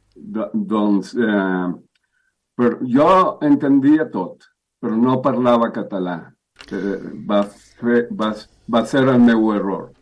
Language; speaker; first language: Catalan; early bilingual, heritage; Spanish